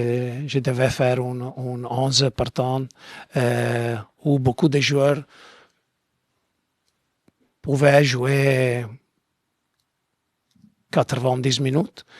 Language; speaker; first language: French; non-native, learner; Italian